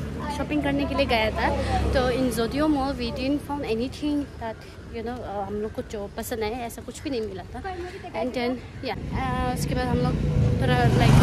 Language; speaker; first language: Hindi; non-native, local second language; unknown